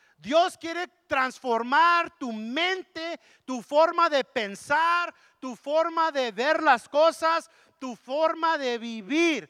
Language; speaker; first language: Spanish; early bilingual, heritage; Spanish